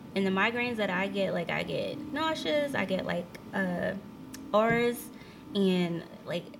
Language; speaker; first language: English; native; English